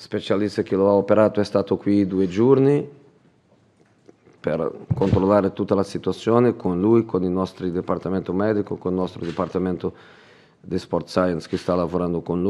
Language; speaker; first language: Italian; non-native, fluent; Portuguese